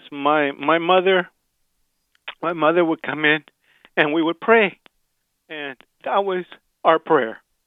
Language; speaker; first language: English; early bilingual, other home language; Spanish